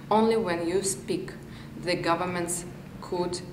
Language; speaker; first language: English; non-native, fluent; Belarusian